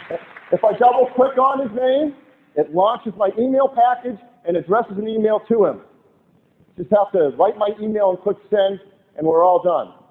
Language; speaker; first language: English; native; English